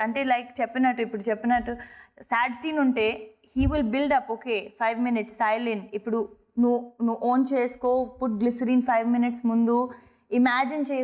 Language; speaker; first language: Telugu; non-native, fluent; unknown